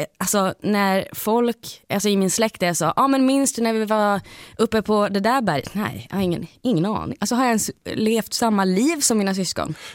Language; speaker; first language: Swedish; native; Swedish